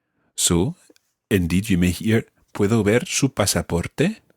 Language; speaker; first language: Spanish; non-native, fluent; English